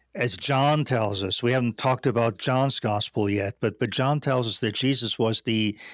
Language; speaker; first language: English; non-native, fluent; German